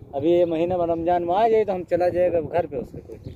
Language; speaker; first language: Hindi; native; Hindi